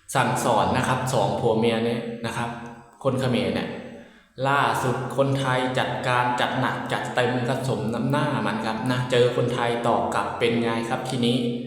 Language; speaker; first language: Thai; native; Thai